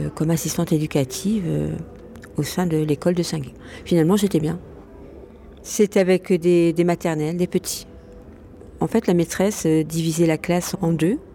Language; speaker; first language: French; non-native, local second language; Arabic